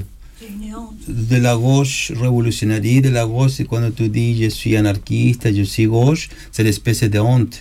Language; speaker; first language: French; non-native, learner; Spanish